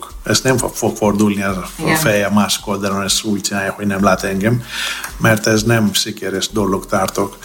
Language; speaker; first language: Hungarian; non-native, learner; Greek